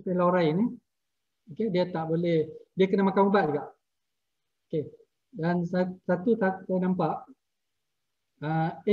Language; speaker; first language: Malay; native; Malay